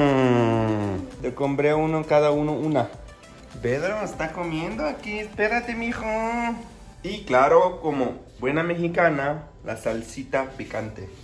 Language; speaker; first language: Spanish; non-native, fluent; Arabic